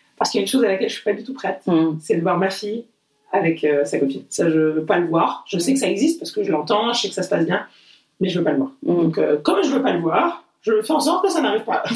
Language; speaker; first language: French; early bilingual, other home language; Portuguese